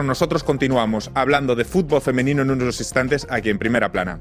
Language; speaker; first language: Spanish; native; Spanish